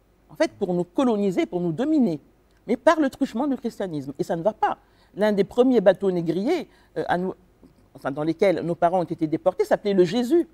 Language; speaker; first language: French; non-native, local second language; Kongo